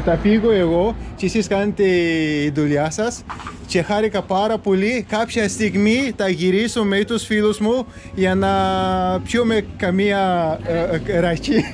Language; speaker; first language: Greek; non-native, learner; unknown